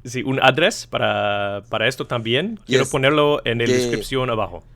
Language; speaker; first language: Spanish; non-native, learner; English